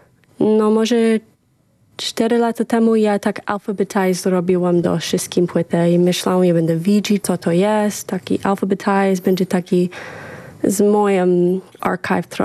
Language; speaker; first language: Polish; early bilingual, heritage; English